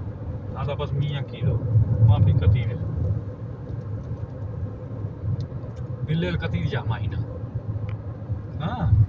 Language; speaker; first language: Arabic; non-native, learner; Hindi